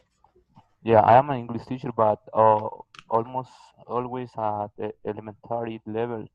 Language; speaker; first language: English; non-native, learner; Spanish